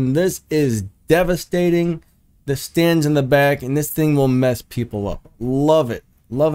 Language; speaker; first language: English; native; English